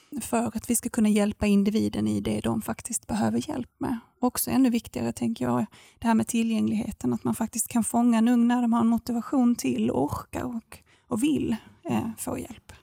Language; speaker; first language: Swedish; native; Swedish